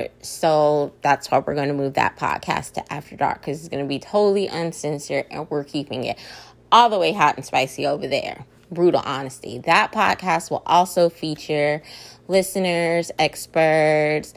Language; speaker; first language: English; native; English